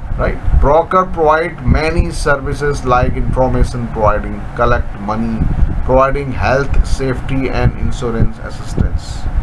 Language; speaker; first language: English; non-native, local second language; Hindi